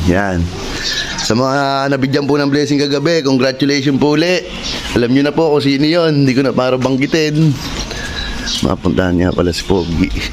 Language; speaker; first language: Filipino; native; Filipino